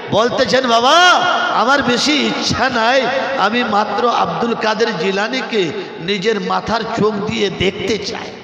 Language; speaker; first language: Bangla; non-native, local second language; Urdu